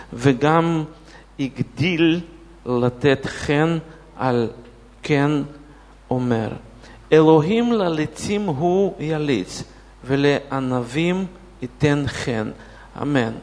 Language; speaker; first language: Hebrew; non-native, fluent; Russian